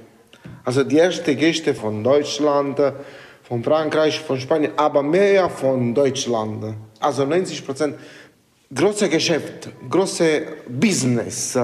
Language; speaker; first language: German; non-native, learner; Italian